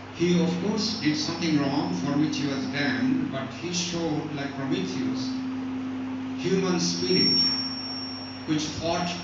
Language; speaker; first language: English; non-native, local second language; Bangla